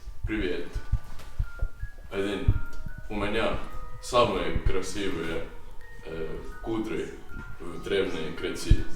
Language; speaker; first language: Russian; non-native, learner; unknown